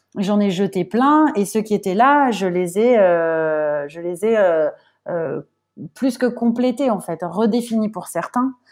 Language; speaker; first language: French; native; French